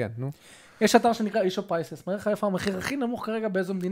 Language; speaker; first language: Hebrew; native; Hebrew